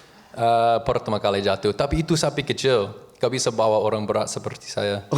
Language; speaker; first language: Indonesian; non-native, learner; English